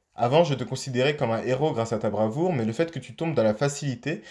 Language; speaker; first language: French; native; French